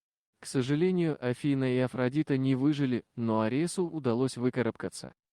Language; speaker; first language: Russian; native; Russian